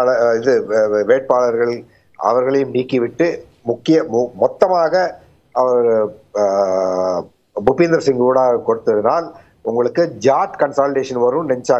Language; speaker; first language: Tamil; native; Tamil